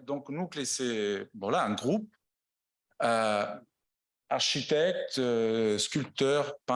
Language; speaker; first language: French; non-native, fluent; Italian